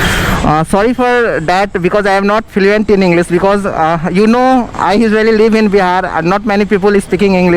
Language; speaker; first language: English; non-native, local second language; Hindi